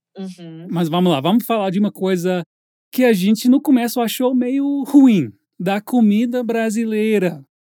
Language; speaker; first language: Portuguese; non-native, fluent; English